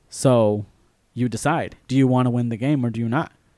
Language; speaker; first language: English; native; English